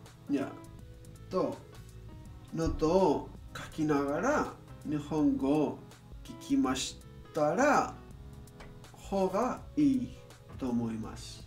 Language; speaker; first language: Japanese; non-native, learner; English